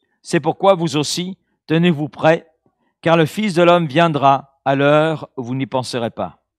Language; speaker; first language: French; native; French